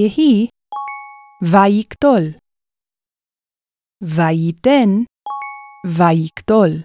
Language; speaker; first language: Hebrew; non-native, fluent; English